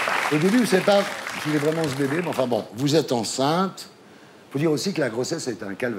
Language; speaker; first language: French; native; French